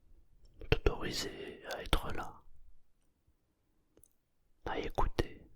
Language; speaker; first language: French; native; French